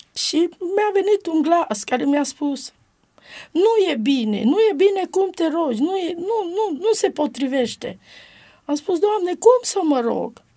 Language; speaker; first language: Romanian; non-native, local second language; Romany